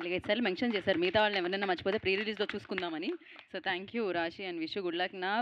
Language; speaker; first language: Telugu; native; Telugu